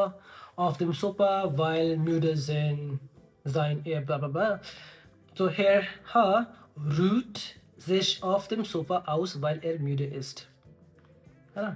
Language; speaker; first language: German; non-native, learner; Hindi